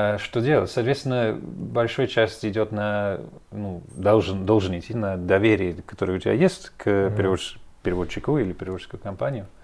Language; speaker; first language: Russian; non-native, fluent; English